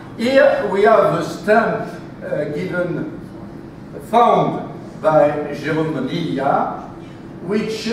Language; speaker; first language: English; non-native, fluent; French